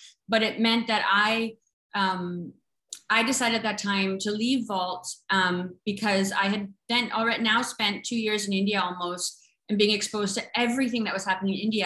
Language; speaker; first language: English; native; English